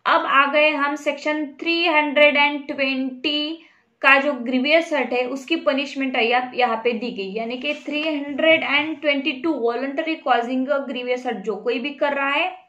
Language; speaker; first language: Hindi; non-native, local second language; Marathi